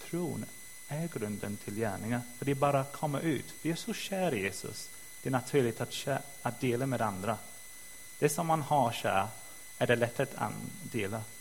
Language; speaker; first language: Swedish; non-native, fluent; English